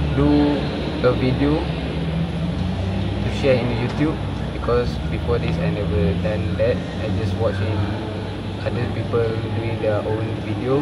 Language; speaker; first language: English; non-native, local second language; Malay